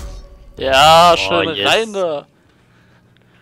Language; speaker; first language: German; native; German